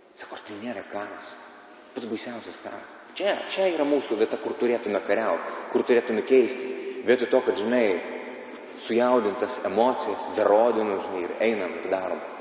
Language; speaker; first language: Lithuanian; native; Lithuanian